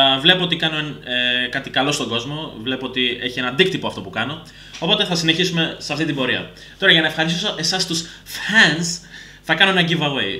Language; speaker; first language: Greek; early bilingual, other home language; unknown